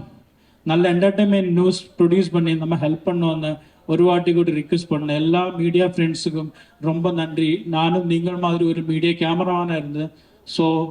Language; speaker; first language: Tamil; non-native, learner; Malayalam